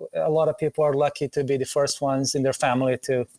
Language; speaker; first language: English; non-native, fluent; Portuguese